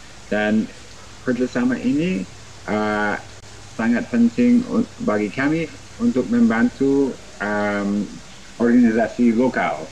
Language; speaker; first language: Indonesian; non-native, fluent; English